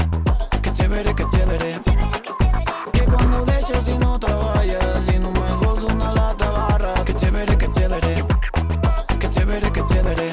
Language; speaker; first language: Catalan; native; Catalan